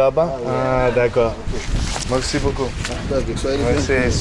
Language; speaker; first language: French; non-native, learner; Spanish